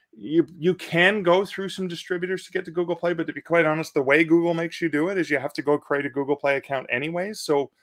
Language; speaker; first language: English; native; English